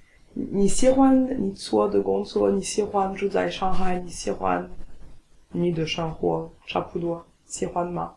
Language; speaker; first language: Chinese; non-native, learner; French